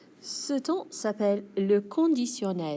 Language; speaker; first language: French; non-native, fluent; English